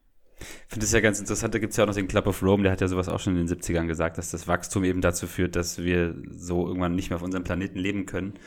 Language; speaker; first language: German; native; German